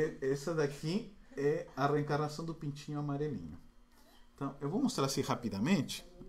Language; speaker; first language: Portuguese; non-native, fluent; Spanish